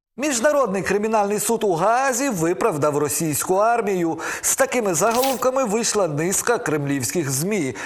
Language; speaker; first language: Ukrainian; native; Ukrainian